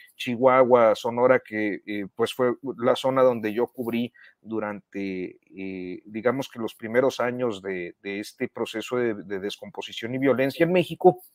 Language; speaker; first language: Spanish; native; Spanish